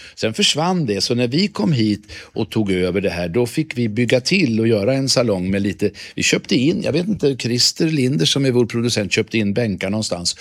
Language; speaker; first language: Swedish; native; Swedish